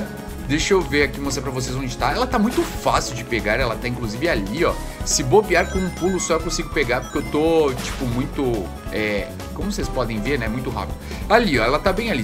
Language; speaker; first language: Portuguese; native; Portuguese